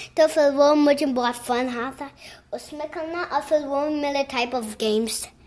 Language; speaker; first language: Hindi; early bilingual, heritage; Hindi